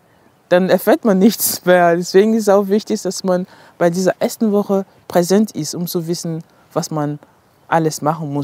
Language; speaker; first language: German; non-native, fluent; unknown